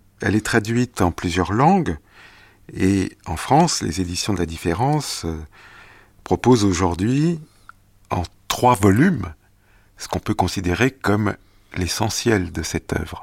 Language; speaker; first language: French; native; French